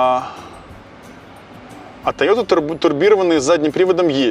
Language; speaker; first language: Russian; native; Russian